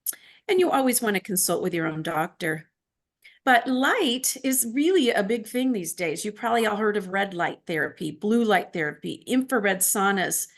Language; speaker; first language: English; native; English